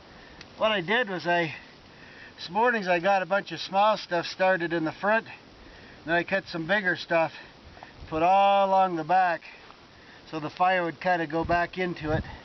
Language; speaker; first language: English; native; English